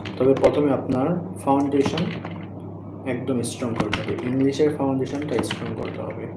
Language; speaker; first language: Bangla; native; Bangla